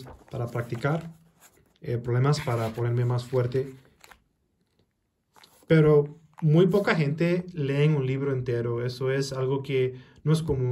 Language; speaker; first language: Spanish; early bilingual, heritage; Spanish